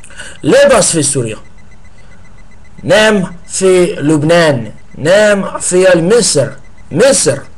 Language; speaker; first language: Arabic; non-native, learner; English